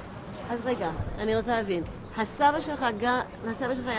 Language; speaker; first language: Hebrew; native; Hebrew